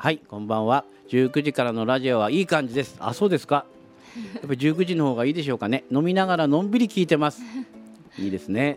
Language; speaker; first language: Japanese; native; Japanese